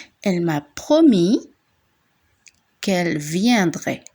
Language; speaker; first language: French; non-native, fluent; Spanish